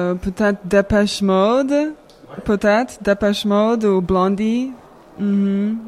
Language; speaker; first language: French; non-native, fluent; English